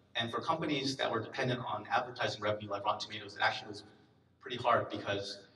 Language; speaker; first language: English; native; English